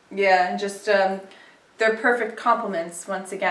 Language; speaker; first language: English; native; English